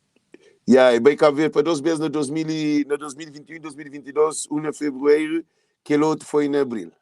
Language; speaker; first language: Portuguese; non-native, local second language; Kabuverdianu